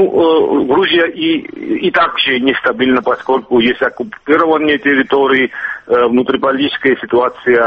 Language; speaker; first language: Russian; non-native, fluent; Georgian